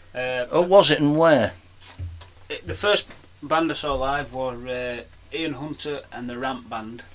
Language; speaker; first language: English; native; English